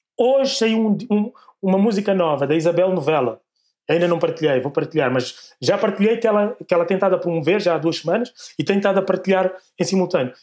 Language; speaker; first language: Portuguese; native; Portuguese